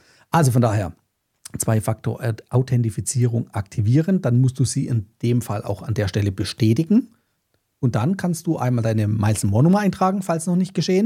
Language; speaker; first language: German; native; German